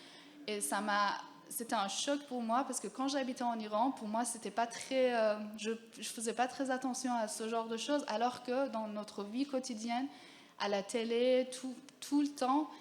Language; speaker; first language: French; non-native, fluent; Persian